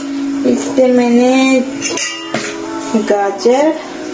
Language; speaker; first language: Hindi; native; Hindi